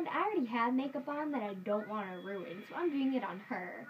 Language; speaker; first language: English; native; English